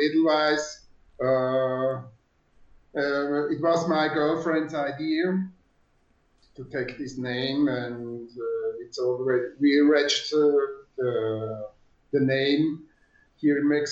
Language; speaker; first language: English; non-native, fluent; Swiss German